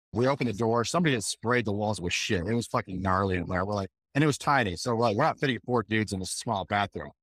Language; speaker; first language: English; native; English